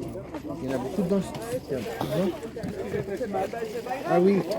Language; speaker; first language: French; native; French